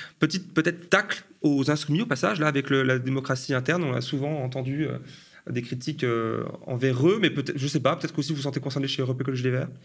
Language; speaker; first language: French; native; French